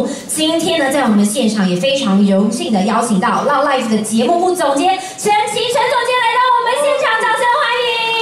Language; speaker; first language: Chinese; native; Chinese